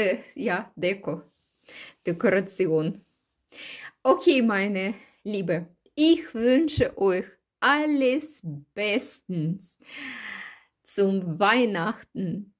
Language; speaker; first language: German; non-native, learner; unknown